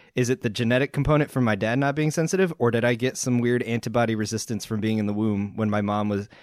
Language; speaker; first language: English; native; English